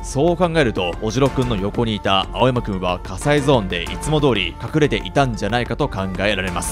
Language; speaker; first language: Japanese; native; Japanese